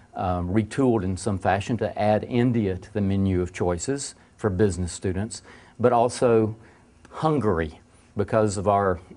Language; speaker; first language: English; native; English